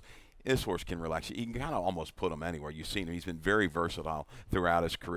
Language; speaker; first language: English; native; English